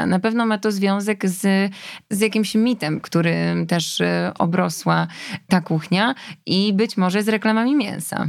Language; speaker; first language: Polish; native; Polish